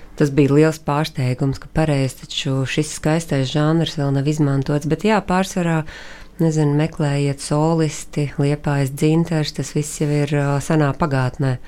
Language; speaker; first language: Latvian; native; Latvian